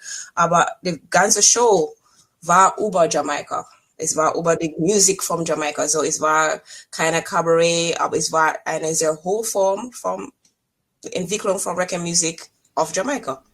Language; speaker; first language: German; non-native, fluent; English